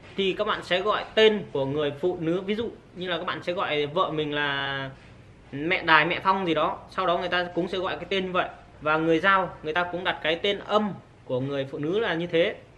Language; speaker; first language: Vietnamese; non-native, local second language; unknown